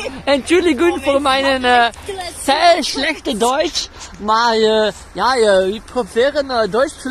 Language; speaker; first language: German; non-native, learner; Dutch